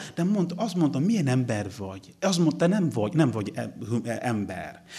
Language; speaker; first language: Hungarian; non-native, fluent; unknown